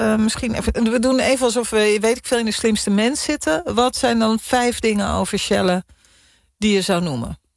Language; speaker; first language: Dutch; native; Dutch